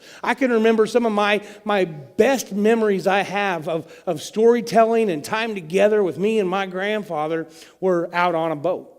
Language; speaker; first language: English; native; English